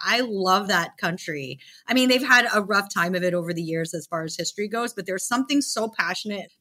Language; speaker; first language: English; native; English